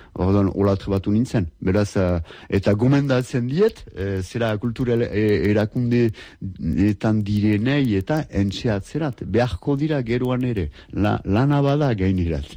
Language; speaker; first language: Basque; native; Basque